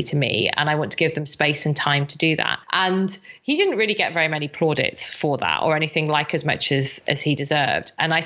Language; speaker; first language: English; native; English